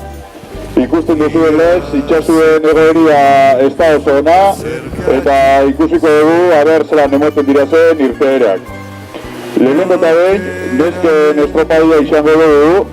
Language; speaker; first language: Basque; native; Basque